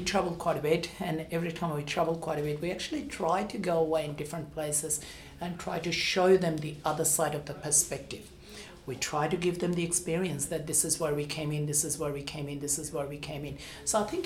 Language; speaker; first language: English; non-native, local second language; Bangla